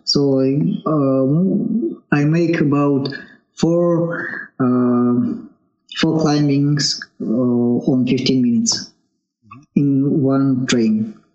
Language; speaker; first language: English; non-native, learner; Russian